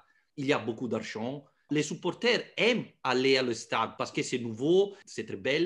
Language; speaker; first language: French; non-native, fluent; Italian